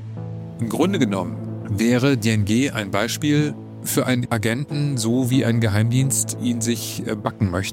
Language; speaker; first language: German; native; German